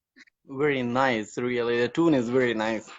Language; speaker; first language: English; non-native, learner; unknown